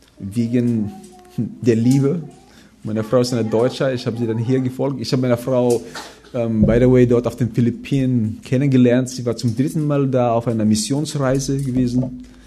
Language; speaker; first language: German; non-native, fluent; Filipino